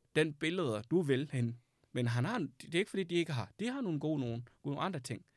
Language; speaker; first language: Danish; non-native, fluent; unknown